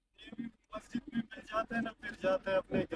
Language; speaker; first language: Hindi; non-native, fluent; Pashto